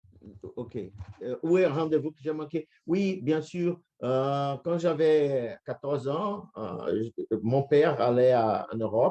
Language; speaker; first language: French; non-native, fluent; Portuguese